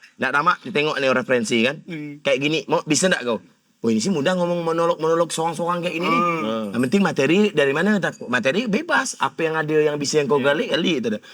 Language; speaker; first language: Malay; native; Malay